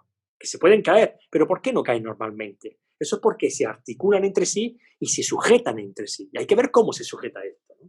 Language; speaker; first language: Spanish; native; Spanish